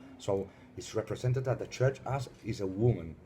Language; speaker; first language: English; non-native, fluent; Spanish